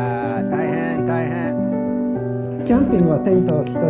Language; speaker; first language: Japanese; non-native, learner; English